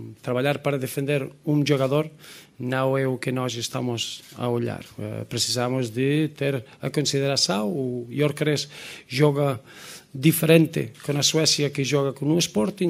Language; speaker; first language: Portuguese; non-native, fluent; Spanish